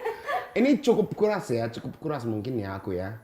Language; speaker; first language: Indonesian; non-native, fluent; Japanese